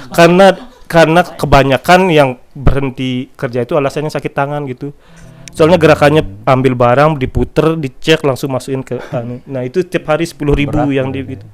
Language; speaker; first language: Indonesian; native; Indonesian